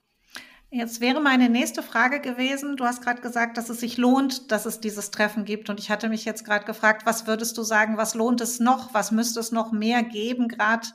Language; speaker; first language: German; native; German